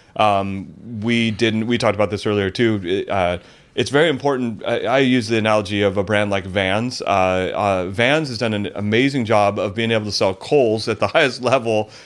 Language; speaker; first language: English; native; English